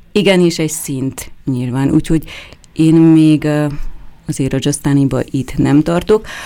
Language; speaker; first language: Hungarian; native; Hungarian